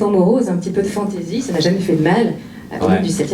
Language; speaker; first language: French; native; French